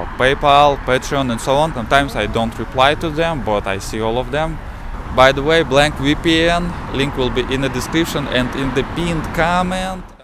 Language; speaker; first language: English; non-native, fluent; Russian